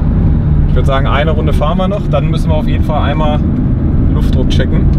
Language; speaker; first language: German; native; German